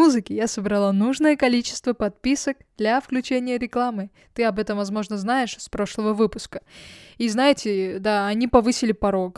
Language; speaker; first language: Russian; native; Russian